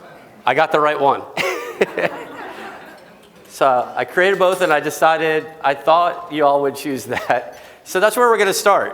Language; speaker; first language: English; native; English